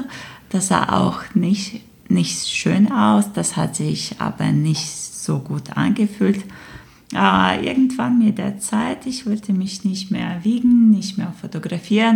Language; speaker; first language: German; non-native, fluent; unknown